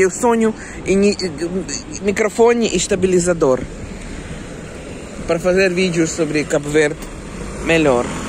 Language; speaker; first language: Portuguese; non-native, learner; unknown